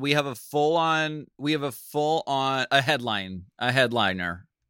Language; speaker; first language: English; native; English